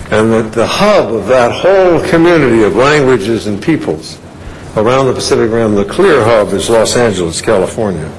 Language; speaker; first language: English; native; English